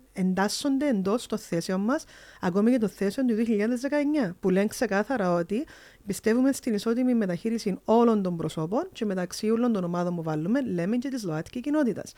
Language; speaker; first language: Greek; early bilingual, heritage; Greek